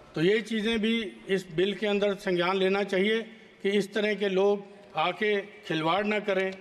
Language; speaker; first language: Hindi; native; Hindi